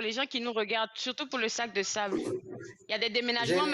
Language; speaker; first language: French; non-native, local second language; English